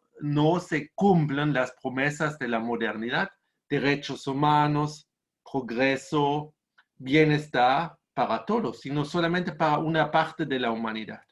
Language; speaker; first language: Spanish; non-native, fluent; German